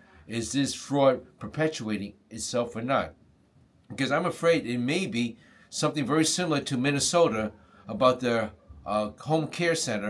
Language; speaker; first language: English; non-native, fluent; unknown